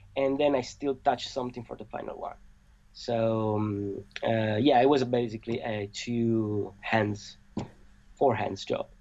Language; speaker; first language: English; non-native, fluent; Italian